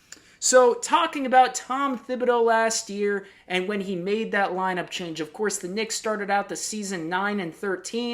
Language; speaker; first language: English; native; English